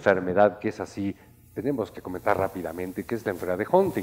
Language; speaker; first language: Spanish; native; Spanish